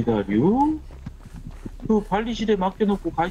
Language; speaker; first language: Korean; native; Korean